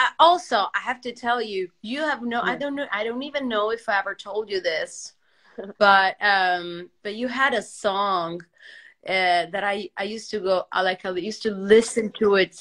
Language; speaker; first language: English; non-native, fluent; Italian